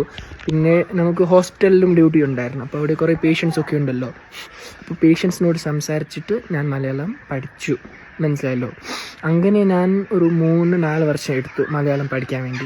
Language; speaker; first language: Malayalam; non-native, local second language; Kashmiri